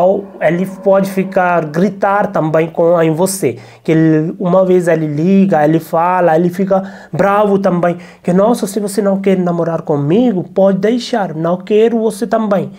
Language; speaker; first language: Portuguese; non-native, learner; Hindi